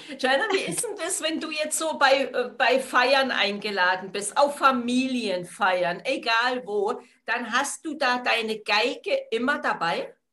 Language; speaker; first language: German; native; German